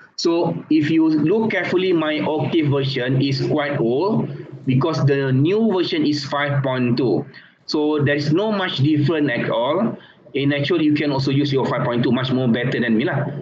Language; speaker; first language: English; non-native, local second language; Malay